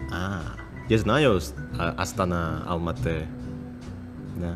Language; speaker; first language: Russian; non-native, learner; Indonesian